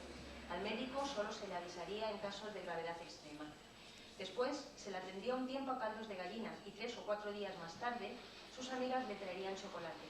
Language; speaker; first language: Spanish; native; Spanish